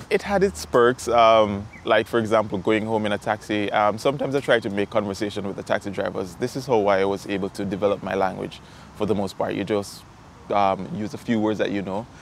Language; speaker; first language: English; native; English